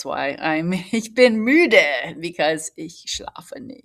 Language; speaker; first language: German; non-native, fluent; English